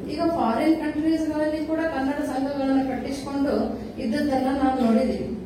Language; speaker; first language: Kannada; native; Kannada